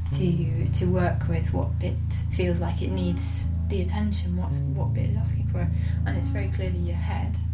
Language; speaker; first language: English; native; English